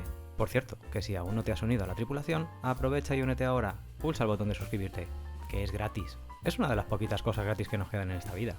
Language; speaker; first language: Spanish; native; Spanish